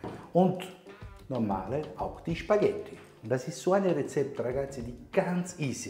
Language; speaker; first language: German; non-native, fluent; Italian